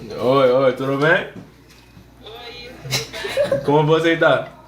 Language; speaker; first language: Portuguese; non-native, learner; English